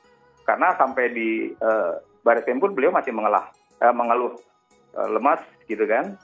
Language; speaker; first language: Indonesian; native; Indonesian